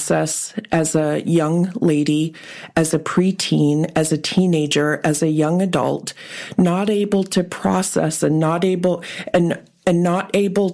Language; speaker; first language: English; early bilingual, other home language; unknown